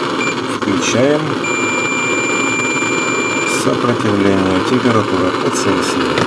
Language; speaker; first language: Russian; native; Russian